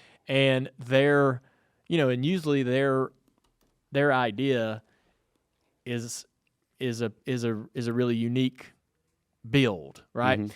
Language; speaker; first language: English; native; English